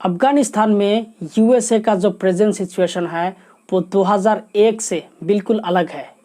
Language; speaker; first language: Hindi; non-native, local second language; Assamese